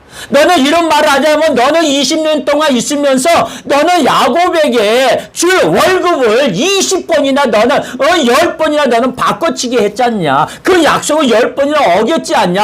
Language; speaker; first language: Korean; native; Korean